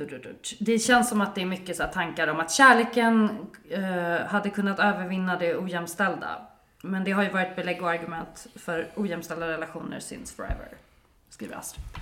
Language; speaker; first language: Swedish; native; Swedish